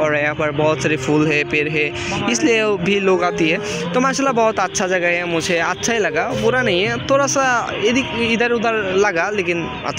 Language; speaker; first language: Hindi; non-native, learner; Bangla